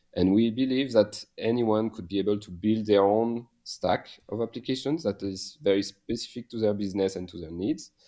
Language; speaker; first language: English; non-native, fluent; French